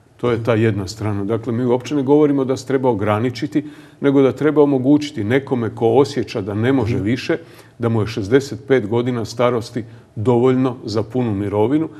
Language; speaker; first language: Croatian; native; Croatian